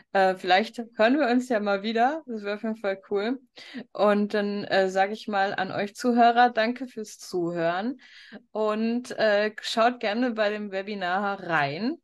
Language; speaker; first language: German; native; German